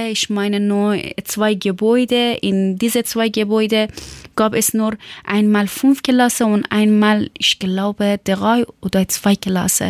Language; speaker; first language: German; non-native, learner; Persian